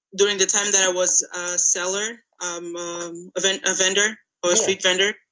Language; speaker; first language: English; non-native, fluent; Portuguese